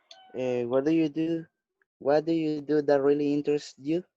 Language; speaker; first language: English; non-native, learner; Spanish